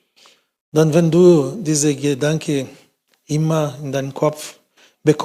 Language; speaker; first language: German; non-native, fluent; Portuguese